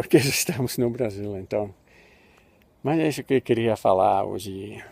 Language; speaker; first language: Portuguese; non-native, learner; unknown